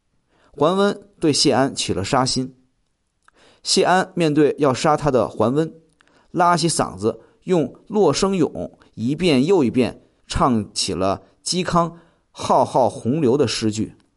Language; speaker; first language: Chinese; native; Chinese